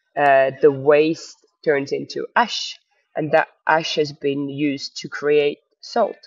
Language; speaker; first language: English; non-native, fluent; Estonian